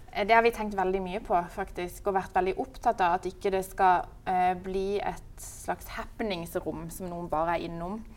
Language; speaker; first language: Norwegian; native; Norwegian